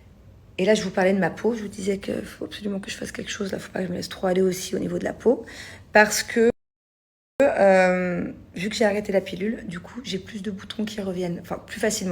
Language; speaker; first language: French; native; French